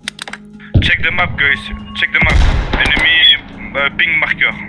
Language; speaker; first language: English; non-native, learner; French